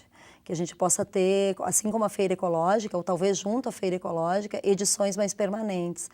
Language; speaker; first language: Portuguese; native; Portuguese